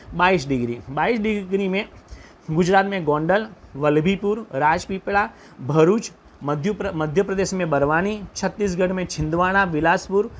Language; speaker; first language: Hindi; non-native, local second language; Gujarati